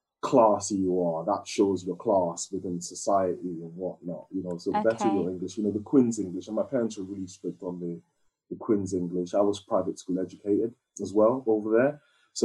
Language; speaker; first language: English; native; English